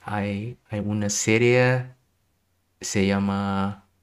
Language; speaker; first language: Spanish; non-native, learner; German